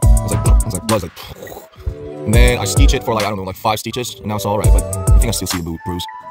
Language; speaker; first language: English; non-native, fluent; Korean